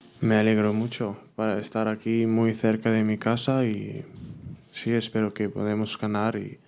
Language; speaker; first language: Spanish; non-native, fluent; German